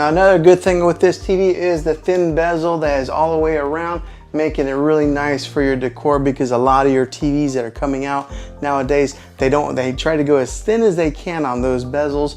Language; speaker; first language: English; native; English